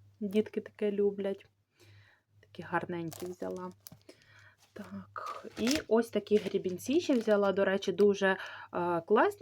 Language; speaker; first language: Ukrainian; native; Ukrainian